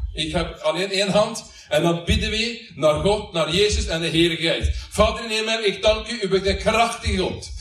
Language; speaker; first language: Dutch; non-native, learner; Norwegian